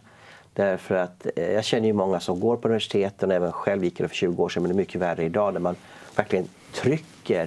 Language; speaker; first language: Swedish; native; Swedish